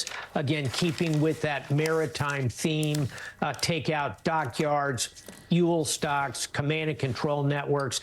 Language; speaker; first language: English; native; English